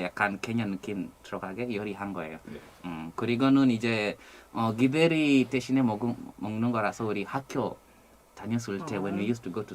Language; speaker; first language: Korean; non-native, fluent; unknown